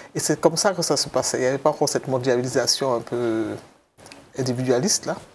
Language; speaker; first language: French; native; French